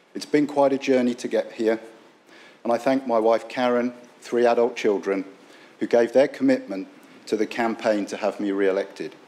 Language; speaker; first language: English; native; English